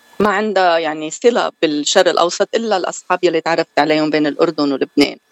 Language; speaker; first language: Arabic; native; Arabic